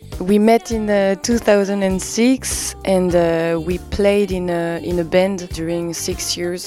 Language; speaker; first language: English; non-native, learner; French